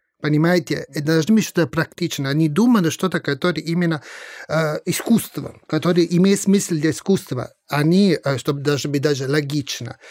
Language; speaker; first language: Russian; non-native, fluent; Italian